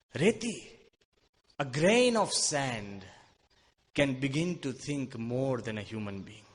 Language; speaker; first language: English; non-native, local second language; Gujarati